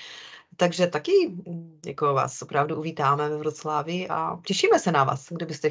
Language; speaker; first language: Czech; non-native, fluent; Polish